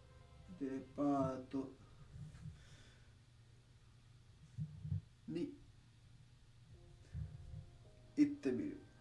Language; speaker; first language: Japanese; non-native, learner; English